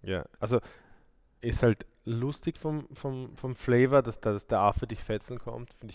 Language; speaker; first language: German; native; German